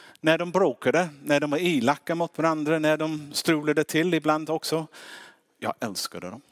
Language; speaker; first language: Swedish; non-native, fluent; English